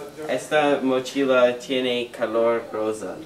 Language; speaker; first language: Spanish; non-native, learner; English